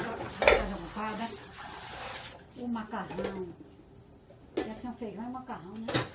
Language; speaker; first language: Portuguese; native; Portuguese